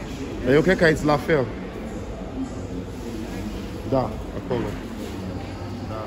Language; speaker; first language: Romanian; non-native, learner; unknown